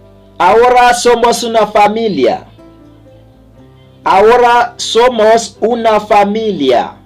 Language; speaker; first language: Spanish; non-native, learner; Haitian Creole